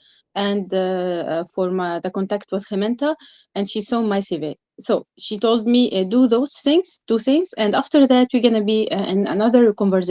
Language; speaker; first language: English; non-native, learner; Arabic